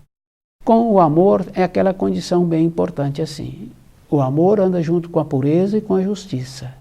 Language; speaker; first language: Portuguese; native; Portuguese